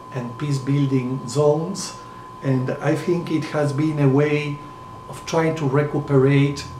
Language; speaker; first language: English; non-native, fluent; Spanish